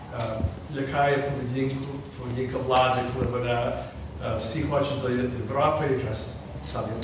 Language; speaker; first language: Ukrainian; early bilingual, heritage; Ukrainian